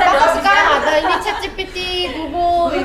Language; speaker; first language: Indonesian; non-native, learner; Korean